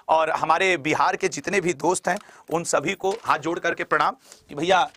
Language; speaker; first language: Hindi; native; Hindi